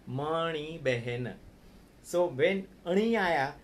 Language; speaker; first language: Hindi; non-native, local second language; Gujarati